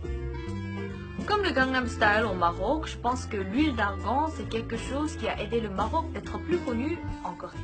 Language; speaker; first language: French; non-native, fluent; Korean